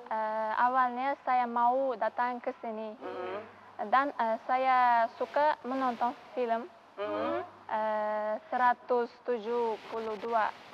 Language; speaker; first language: Indonesian; non-native, learner; Uzbek